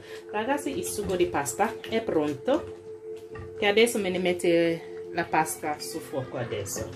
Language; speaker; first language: Italian; non-native, learner; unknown